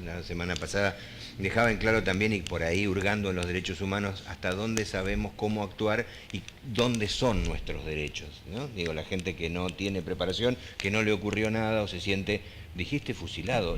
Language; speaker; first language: Spanish; native; Spanish